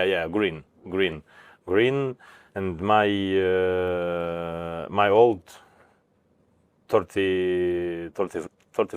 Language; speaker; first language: English; non-native, learner; Ukrainian